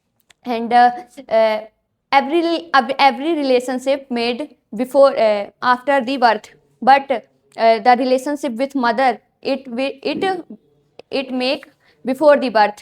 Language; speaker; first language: English; non-native, learner; Hindi